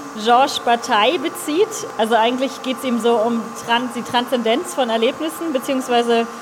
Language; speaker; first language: German; native; German